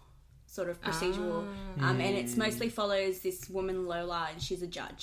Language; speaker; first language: English; non-native, local second language; Spanish